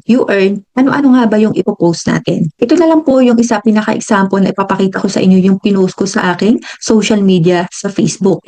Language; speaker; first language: Filipino; non-native, local second language; Hiligaynon